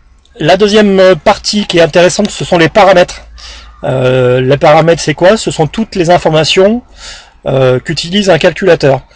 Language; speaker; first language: French; native; French